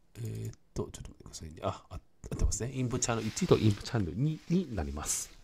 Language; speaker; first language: Japanese; non-native, fluent; Cantonese